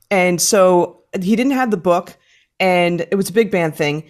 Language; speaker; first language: English; native; English